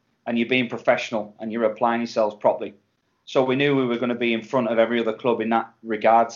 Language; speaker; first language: English; native; English